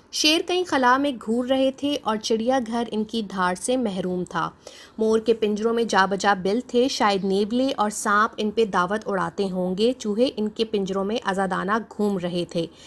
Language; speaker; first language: Urdu; native; Urdu